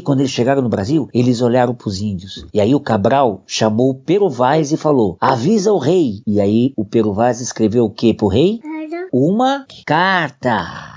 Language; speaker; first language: Portuguese; native; Portuguese